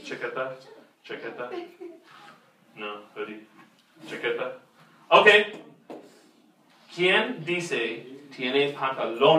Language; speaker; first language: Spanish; non-native, fluent; English